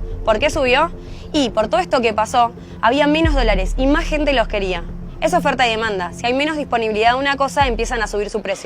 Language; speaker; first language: Spanish; native; Spanish